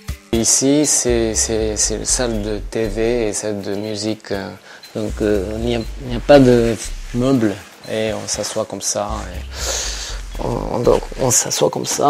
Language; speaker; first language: French; non-native, learner; Japanese